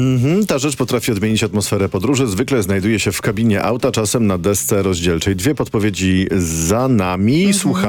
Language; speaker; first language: Polish; native; Polish